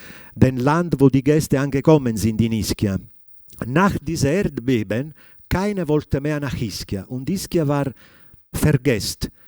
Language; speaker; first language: German; non-native, fluent; Italian